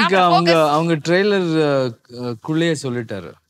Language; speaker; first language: Tamil; non-native, local second language; Kannada